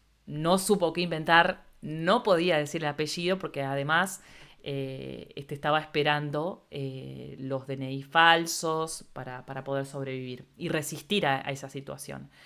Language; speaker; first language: Spanish; native; Spanish